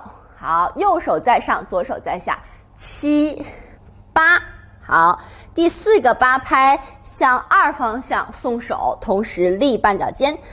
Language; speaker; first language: Chinese; native; Chinese